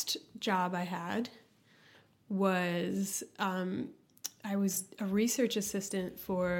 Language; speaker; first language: English; native; English